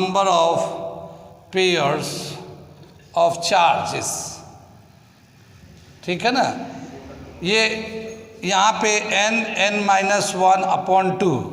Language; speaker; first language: Hindi; native; Hindi